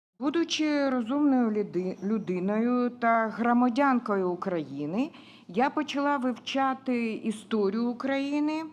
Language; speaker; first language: Ukrainian; non-native, local second language; Russian